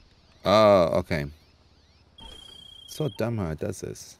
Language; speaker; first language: English; native; English